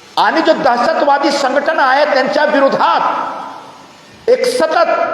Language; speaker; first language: Hindi; native; Hindi